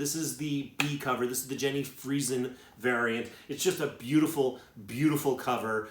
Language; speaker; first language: English; native; English